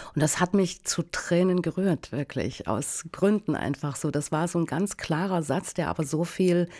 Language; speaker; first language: German; native; German